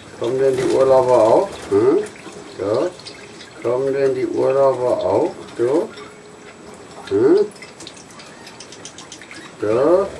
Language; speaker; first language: German; native; German